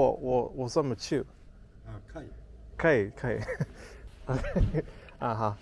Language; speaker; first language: Chinese; non-native, learner; English